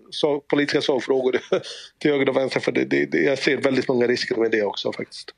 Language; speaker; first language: Swedish; early bilingual, other home language; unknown